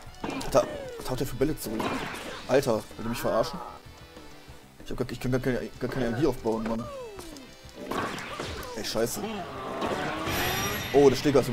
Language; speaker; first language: German; native; German